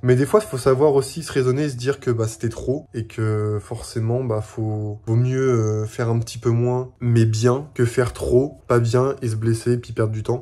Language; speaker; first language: French; native; French